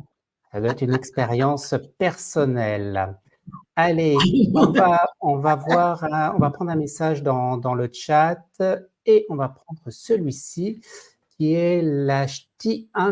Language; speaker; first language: French; native; French